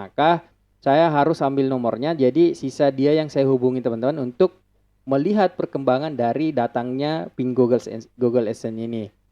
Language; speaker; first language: Indonesian; non-native, local second language; Buginese